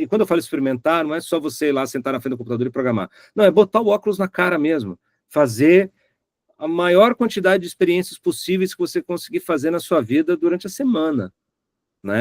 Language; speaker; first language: Portuguese; native; Portuguese